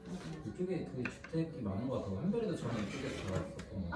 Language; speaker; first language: Korean; native; Korean